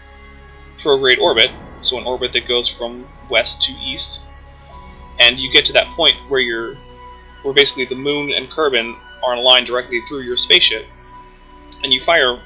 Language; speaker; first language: English; native; English